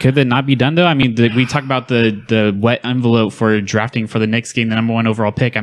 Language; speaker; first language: English; native; English